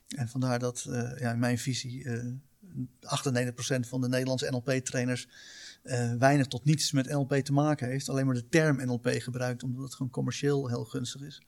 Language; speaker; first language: Dutch; native; Dutch